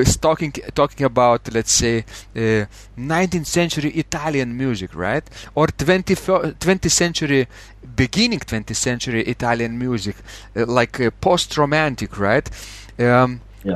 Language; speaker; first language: English; non-native, fluent; Lithuanian